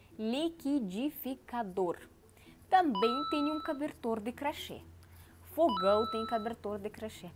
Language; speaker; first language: Portuguese; non-native, learner; Russian